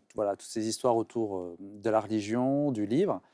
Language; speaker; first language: French; non-native, local second language; Arabic